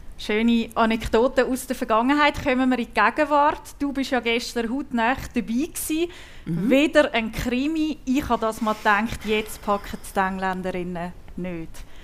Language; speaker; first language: German; native; German